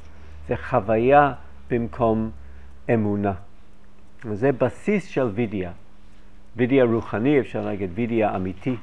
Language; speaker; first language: Hebrew; non-native, fluent; English